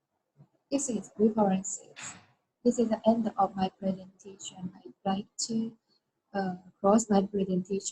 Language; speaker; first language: English; non-native, learner; Japanese